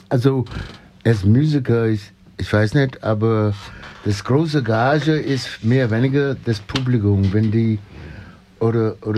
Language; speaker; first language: German; non-native, learner; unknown